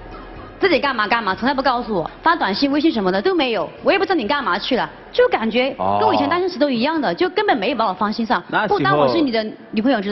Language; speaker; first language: Chinese; native; Chinese